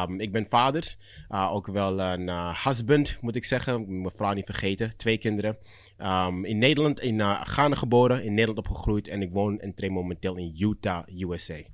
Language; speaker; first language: Dutch; early bilingual, other home language; Akan